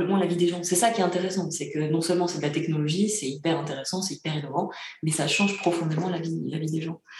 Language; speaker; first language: French; early bilingual, other home language; Bulgarian